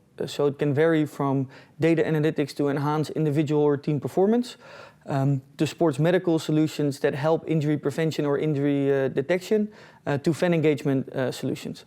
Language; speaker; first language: English; non-native, fluent; Dutch